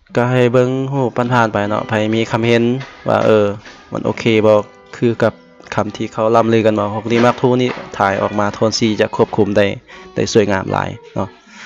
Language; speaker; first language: Lao; native; Lao